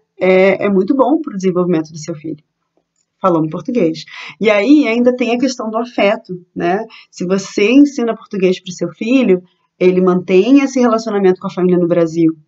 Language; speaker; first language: Portuguese; native; Portuguese